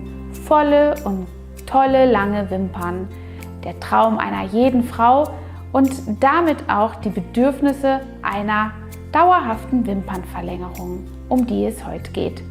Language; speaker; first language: German; native; German